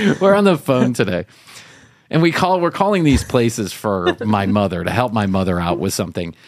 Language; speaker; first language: English; native; English